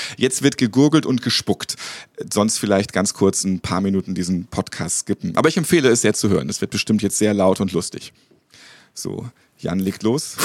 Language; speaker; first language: German; native; German